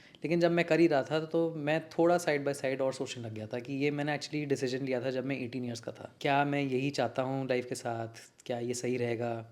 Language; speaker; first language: Hindi; native; Hindi